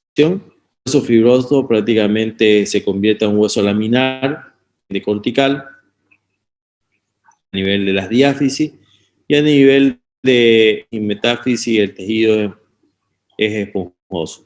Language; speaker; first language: Spanish; native; Spanish